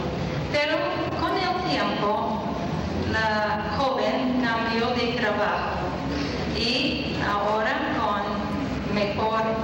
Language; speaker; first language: Spanish; non-native, fluent; English